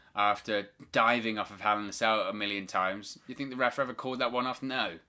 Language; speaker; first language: English; native; English